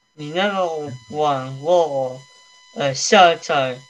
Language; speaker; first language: Chinese; early bilingual, heritage; Chinese